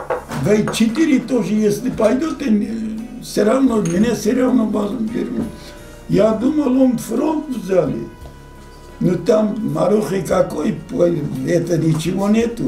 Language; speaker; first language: Russian; non-native, local second language; Abkhazian